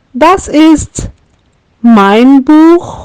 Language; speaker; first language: German; non-native, fluent; Turkish